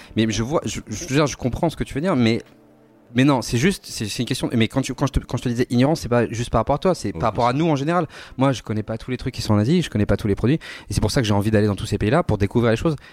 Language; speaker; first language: French; native; French